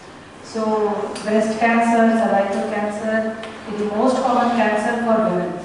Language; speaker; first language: Telugu; non-native, local second language; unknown